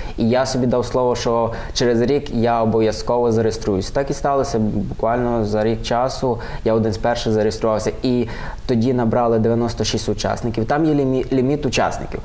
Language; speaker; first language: Ukrainian; native; Ukrainian